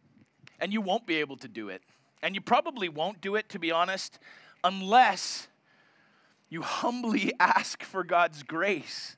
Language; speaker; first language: English; native; English